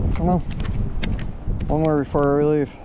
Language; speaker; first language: English; native; English